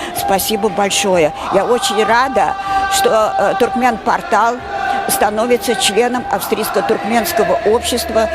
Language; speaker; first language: Russian; non-native, local second language; Turkmen